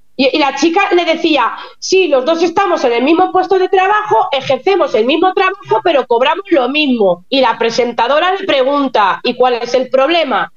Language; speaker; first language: Spanish; native; Spanish